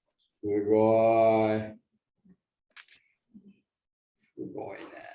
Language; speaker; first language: Japanese; native; Japanese